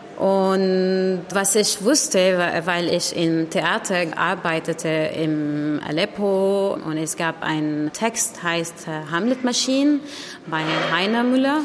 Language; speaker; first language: German; non-native, learner; Arabic